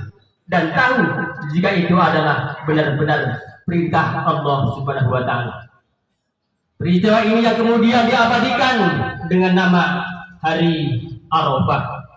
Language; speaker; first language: Indonesian; native; Indonesian